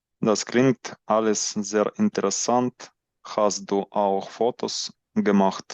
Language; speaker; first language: German; non-native, learner; Ukrainian